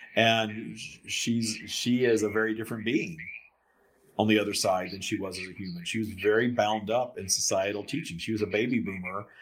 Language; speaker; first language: English; native; English